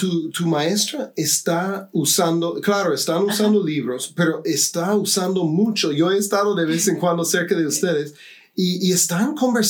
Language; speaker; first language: Spanish; non-native, fluent; English